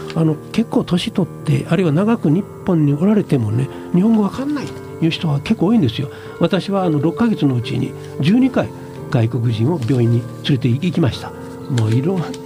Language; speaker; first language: Japanese; native; Japanese